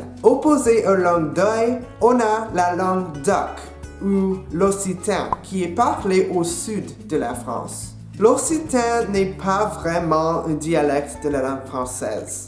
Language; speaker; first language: French; non-native, local second language; English